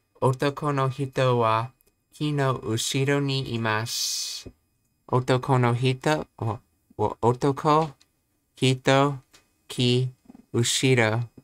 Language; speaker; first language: Japanese; non-native, learner; English